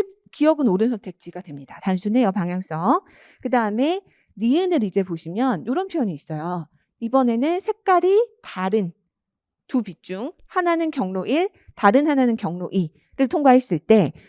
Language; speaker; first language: Korean; native; Korean